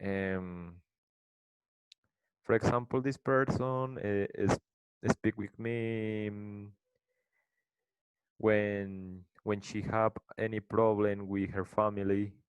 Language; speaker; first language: English; non-native, learner; Spanish